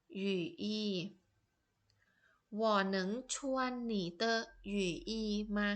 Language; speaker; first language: Chinese; non-native, fluent; Thai